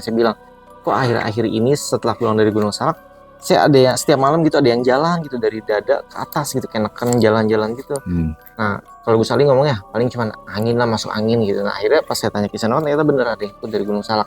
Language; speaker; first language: Indonesian; native; Indonesian